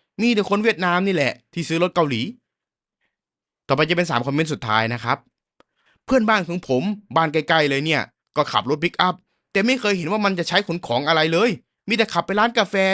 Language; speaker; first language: Thai; native; Thai